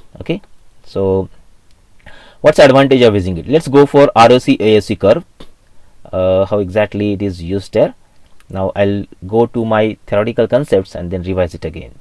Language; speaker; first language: English; non-native, local second language; Marathi